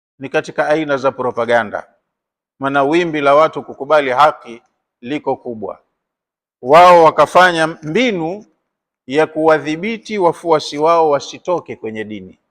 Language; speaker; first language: Swahili; native; Swahili